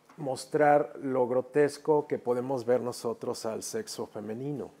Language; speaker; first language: Spanish; native; Spanish